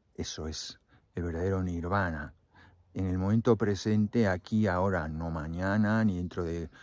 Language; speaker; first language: Spanish; native; Spanish